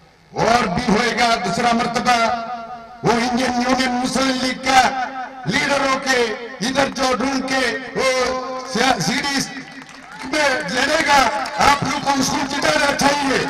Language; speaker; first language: Hindi; non-native, local second language; Malayalam